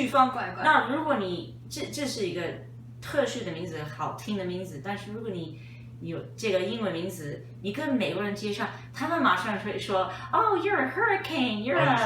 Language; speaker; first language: Chinese; non-native, fluent; English